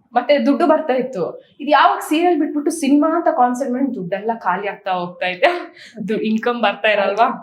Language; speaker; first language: Kannada; non-native, local second language; Kodava